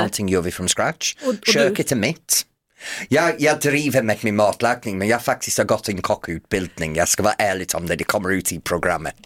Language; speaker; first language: Swedish; non-native, fluent; English